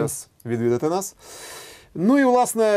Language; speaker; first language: Ukrainian; native; Ukrainian